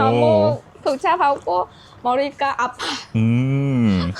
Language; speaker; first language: Korean; non-native, learner; Vietnamese